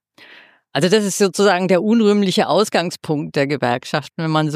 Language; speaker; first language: German; native; German